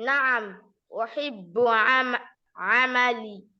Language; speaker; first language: Arabic; non-native, learner; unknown